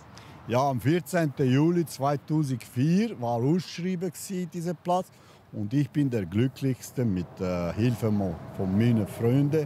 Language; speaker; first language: German; non-native, learner; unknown